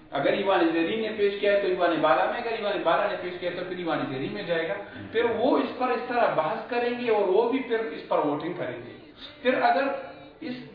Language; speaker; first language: Urdu; non-native, local second language; Pashto